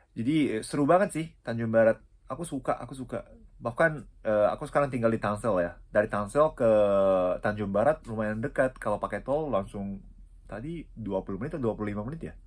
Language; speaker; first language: Indonesian; non-native, fluent; Japanese